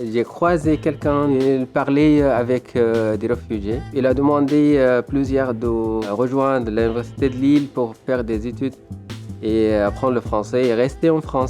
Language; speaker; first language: French; non-native, fluent; Arabic